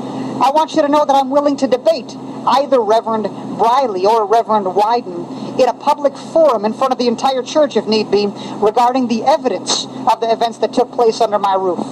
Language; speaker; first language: English; native; English